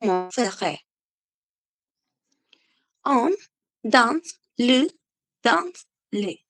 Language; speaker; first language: French; non-native, learner; Spanish